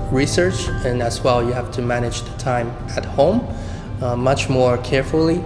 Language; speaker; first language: English; non-native, fluent; Chinese